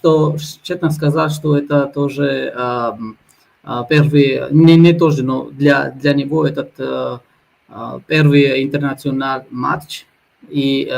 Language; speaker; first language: Russian; non-native, learner; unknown